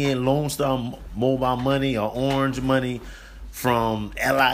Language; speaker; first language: English; native; English